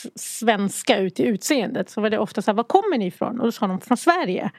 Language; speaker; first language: Swedish; early bilingual, other home language; Arabic